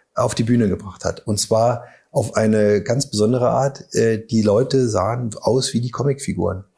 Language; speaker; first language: German; native; German